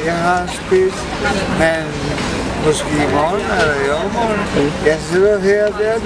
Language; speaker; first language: Danish; non-native, fluent; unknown